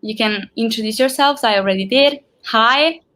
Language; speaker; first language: English; non-native, fluent; Italian